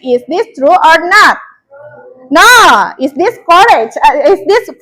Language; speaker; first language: English; non-native, learner; Indonesian